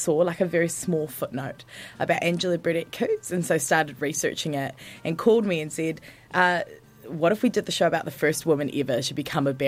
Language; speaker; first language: English; native; English